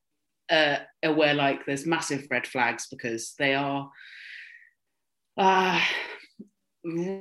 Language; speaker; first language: English; native; English